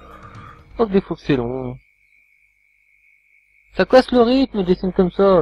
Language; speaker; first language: French; native; French